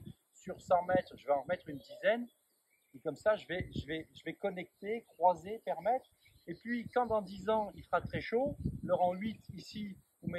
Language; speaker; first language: French; native; French